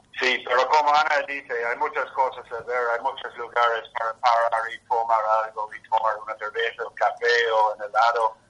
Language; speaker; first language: Spanish; non-native, learner; English